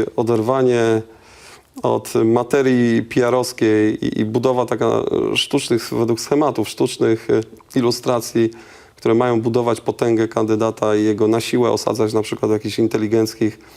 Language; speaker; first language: Polish; native; Polish